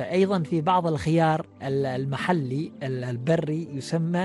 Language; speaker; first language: Arabic; native; Arabic